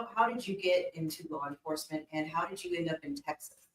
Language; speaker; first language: English; native; English